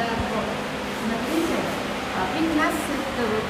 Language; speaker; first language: Russian; non-native, learner; Vietnamese